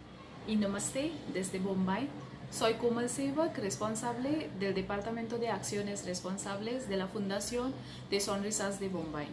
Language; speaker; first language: Spanish; non-native, fluent; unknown